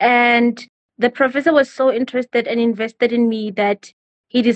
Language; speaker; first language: English; non-native, local second language; Northern Sotho